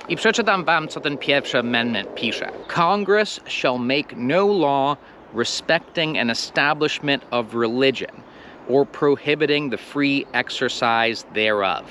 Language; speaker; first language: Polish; non-native, fluent; English